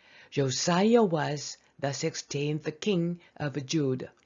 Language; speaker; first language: English; non-native, fluent; Korean